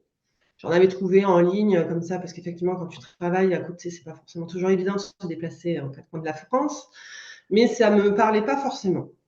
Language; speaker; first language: French; native; French